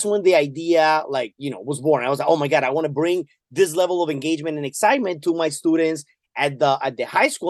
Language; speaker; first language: English; non-native, fluent; Spanish